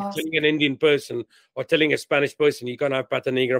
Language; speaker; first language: English; non-native, local second language; Hindi